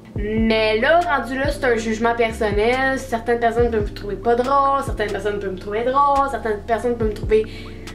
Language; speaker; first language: French; native; French